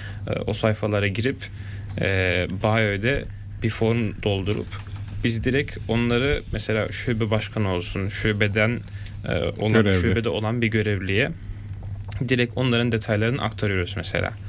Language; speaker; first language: Turkish; early bilingual, heritage; Turkish